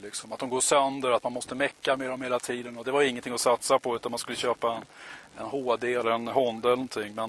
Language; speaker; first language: Swedish; native; Swedish